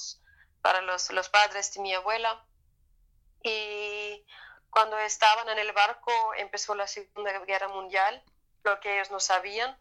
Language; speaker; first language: Spanish; non-native, fluent; German